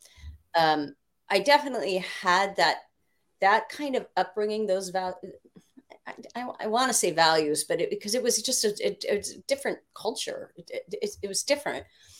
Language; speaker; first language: English; native; English